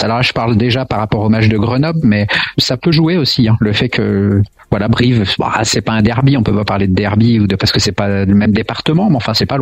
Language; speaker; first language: French; native; French